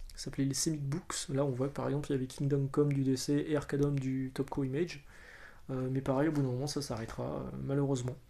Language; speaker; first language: French; native; French